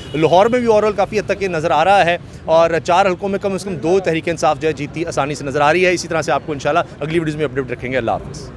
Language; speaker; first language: Urdu; native; Urdu